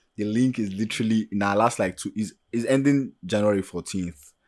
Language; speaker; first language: English; non-native, local second language; Yoruba